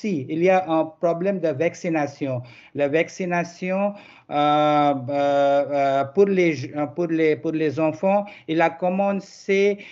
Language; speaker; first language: French; non-native, learner; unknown